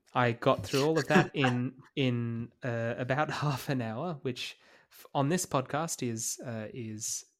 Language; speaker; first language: English; native; English